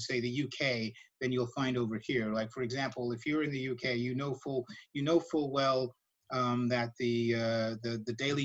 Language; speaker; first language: English; native; English